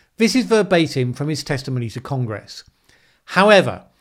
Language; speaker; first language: English; native; English